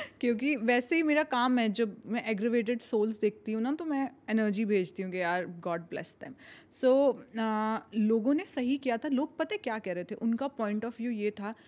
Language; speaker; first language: Hindi; native; Hindi